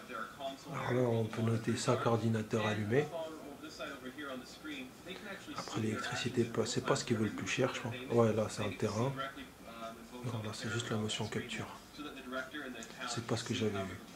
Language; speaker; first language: French; native; French